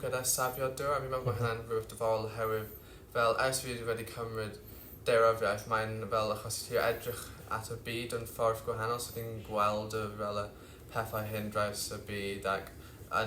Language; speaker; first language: Welsh; non-native, local second language; English